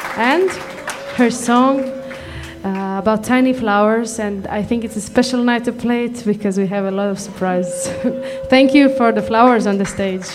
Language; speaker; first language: English; non-native, fluent; Latvian